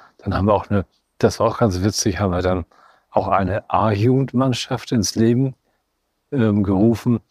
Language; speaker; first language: German; native; German